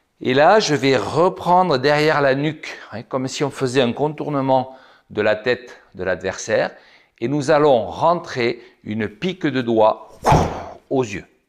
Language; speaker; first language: French; native; French